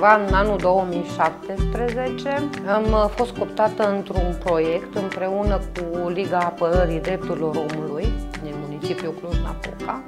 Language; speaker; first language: Romanian; native; Romanian